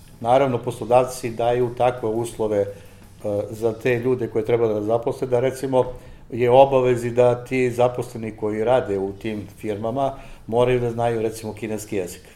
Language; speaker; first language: Serbian; native; Serbian